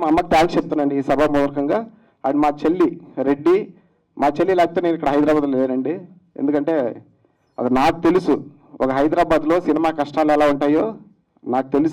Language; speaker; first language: Telugu; native; Telugu